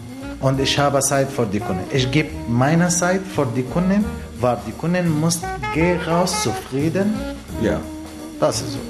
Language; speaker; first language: German; non-native, learner; Arabic